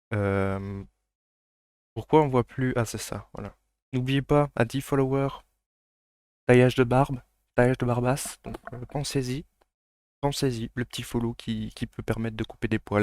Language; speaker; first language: French; native; French